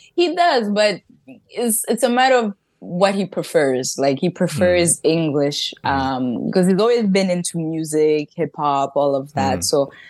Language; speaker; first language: English; early bilingual, other home language; French